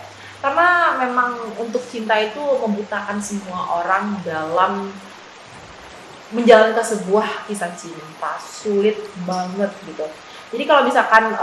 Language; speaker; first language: Indonesian; native; Indonesian